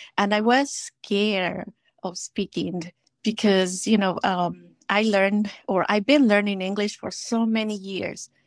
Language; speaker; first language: English; non-native, fluent; Spanish